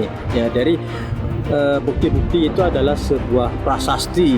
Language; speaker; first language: Malay; native; Malay